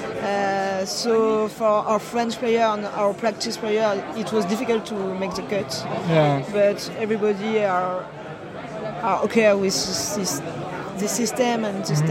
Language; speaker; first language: English; non-native, fluent; French